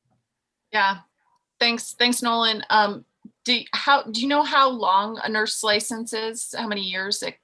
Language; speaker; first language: English; native; English